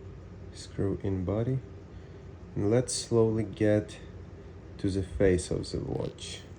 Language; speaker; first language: English; non-native, fluent; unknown